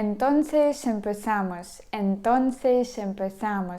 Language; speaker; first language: Spanish; non-native, fluent; Ukrainian